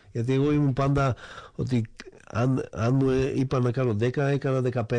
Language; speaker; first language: Greek; non-native, fluent; Slovak